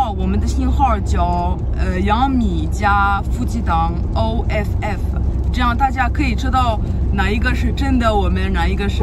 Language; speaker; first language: Chinese; non-native, fluent; French